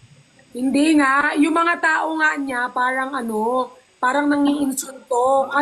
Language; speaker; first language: Filipino; native; Filipino